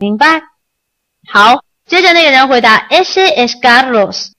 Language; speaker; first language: Spanish; non-native, learner; Chinese